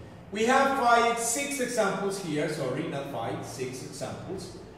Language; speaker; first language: English; non-native, fluent; Spanish